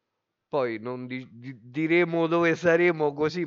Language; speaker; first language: Italian; native; Italian